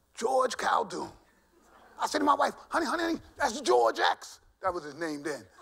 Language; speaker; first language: English; native; English